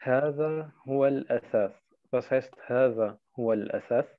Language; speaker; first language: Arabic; non-native, fluent; German